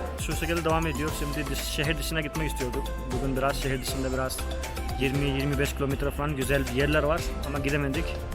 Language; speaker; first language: Turkish; non-native, fluent; Hindi